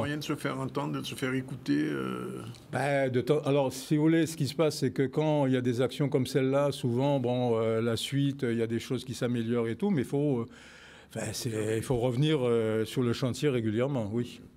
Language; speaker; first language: French; native; French